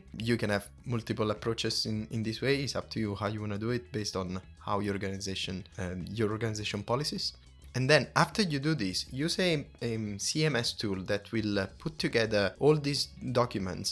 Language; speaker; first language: English; non-native, fluent; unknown